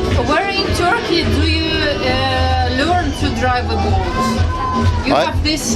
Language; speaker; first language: English; non-native, fluent; Russian